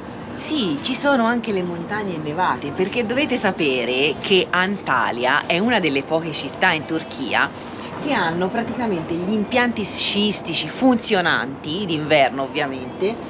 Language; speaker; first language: Italian; native; Italian